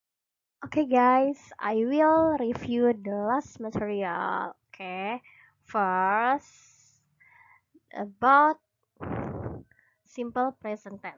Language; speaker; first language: English; non-native, fluent; Indonesian